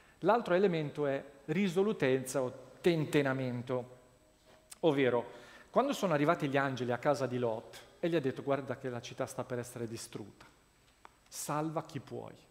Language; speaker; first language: Italian; non-native, fluent; Russian